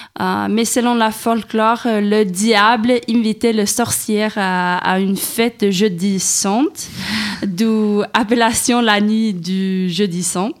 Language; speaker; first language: French; non-native, fluent; Swedish